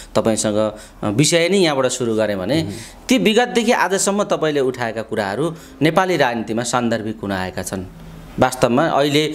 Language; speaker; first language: Nepali; native; Nepali